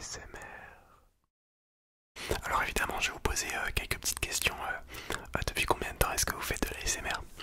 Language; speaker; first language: French; native; French